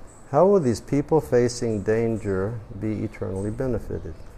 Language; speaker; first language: English; native; English